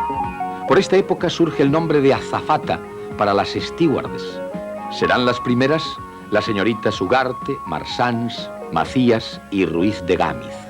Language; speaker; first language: Spanish; native; Spanish